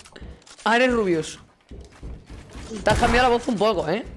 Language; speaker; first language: Spanish; native; Spanish